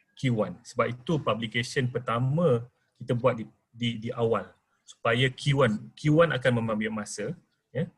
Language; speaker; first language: Malay; native; Malay